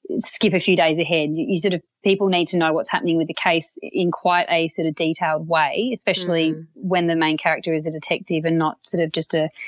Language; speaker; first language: English; native; English